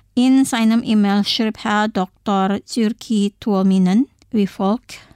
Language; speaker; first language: German; non-native, fluent; Indonesian